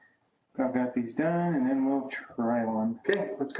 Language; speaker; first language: English; native; English